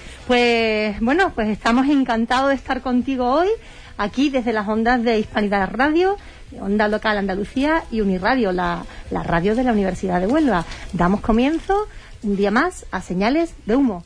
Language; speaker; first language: Spanish; native; Spanish